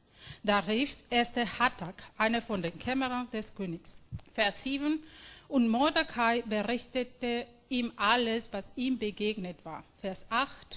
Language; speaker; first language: German; non-native, fluent; Spanish